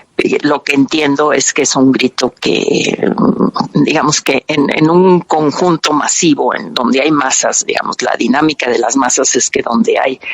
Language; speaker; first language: Spanish; native; Spanish